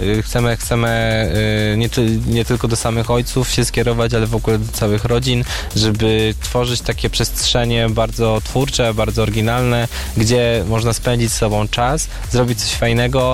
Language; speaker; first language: Polish; native; Polish